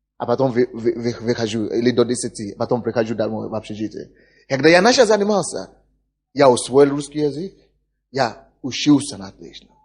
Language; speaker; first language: Russian; non-native, fluent; Yoruba